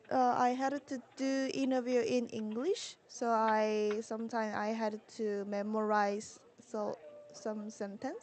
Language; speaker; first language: English; non-native, learner; Korean